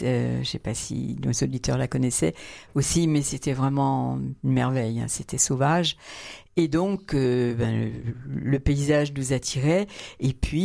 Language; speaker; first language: French; native; French